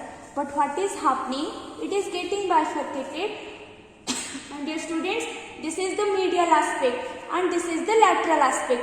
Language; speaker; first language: English; non-native, local second language; Hindi